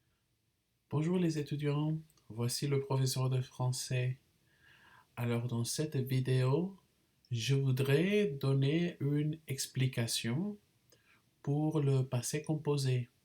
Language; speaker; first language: French; non-native, fluent; English